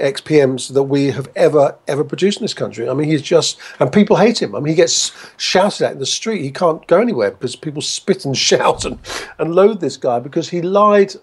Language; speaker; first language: English; native; English